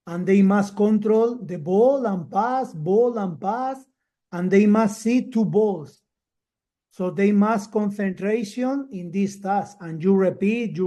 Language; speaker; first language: English; non-native, learner; Spanish